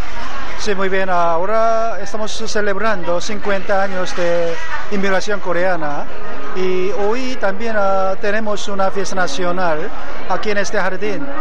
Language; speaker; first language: Spanish; non-native, fluent; Korean